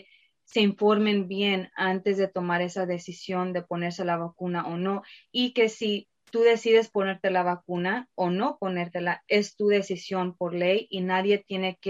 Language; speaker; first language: Spanish; early bilingual, heritage; Spanish